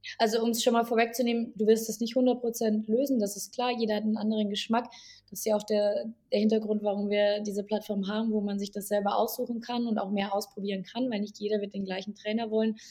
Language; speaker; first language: German; native; German